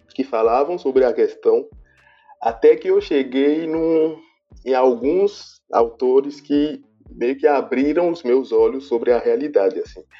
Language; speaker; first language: Portuguese; non-native, fluent; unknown